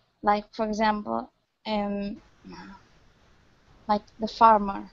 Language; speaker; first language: English; non-native, learner; Arabic